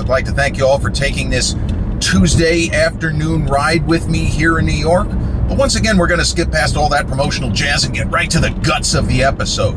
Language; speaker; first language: English; native; English